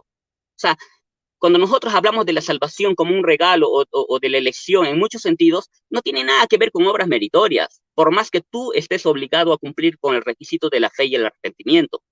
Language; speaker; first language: Spanish; native; Spanish